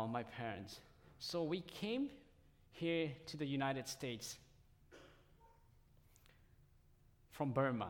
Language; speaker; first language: English; non-native, fluent; Tedim Chin